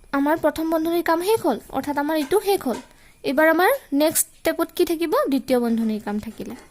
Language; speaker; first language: Assamese; native; Assamese